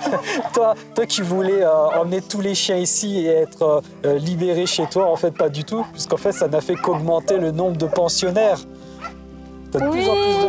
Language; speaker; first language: French; native; French